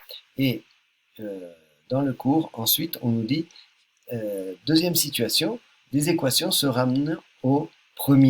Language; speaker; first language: French; native; French